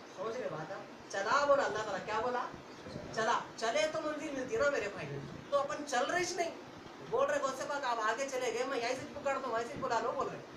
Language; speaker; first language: Urdu; native; Urdu